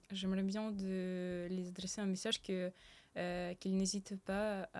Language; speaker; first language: French; early bilingual, other home language; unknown